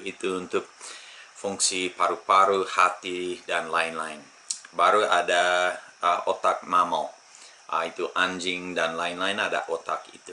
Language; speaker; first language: Indonesian; non-native, fluent; English